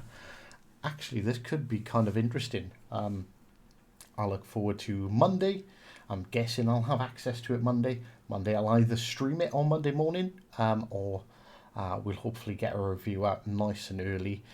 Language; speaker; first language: English; native; English